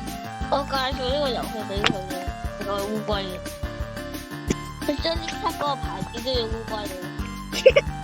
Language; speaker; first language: Chinese; early bilingual, heritage; Cantonese